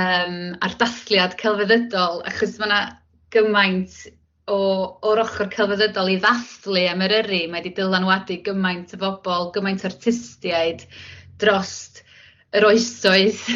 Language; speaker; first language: Welsh; native; Welsh